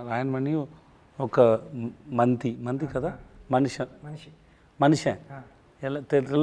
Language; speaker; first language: Telugu; non-native, learner; Tamil